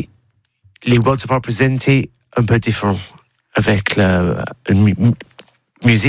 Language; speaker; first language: French; non-native, learner; English